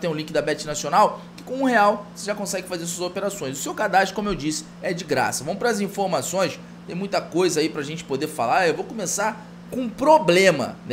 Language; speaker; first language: Portuguese; native; Portuguese